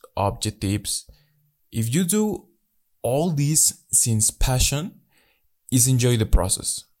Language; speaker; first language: English; non-native, learner; Spanish